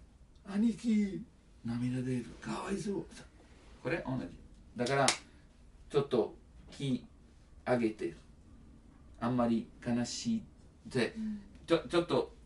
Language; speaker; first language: Japanese; non-native, learner; Italian